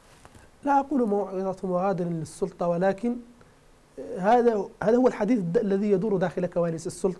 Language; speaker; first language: Arabic; native; Arabic